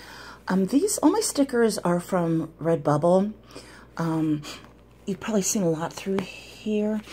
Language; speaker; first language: English; native; English